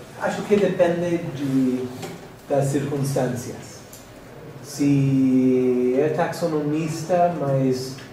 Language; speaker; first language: Portuguese; non-native, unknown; English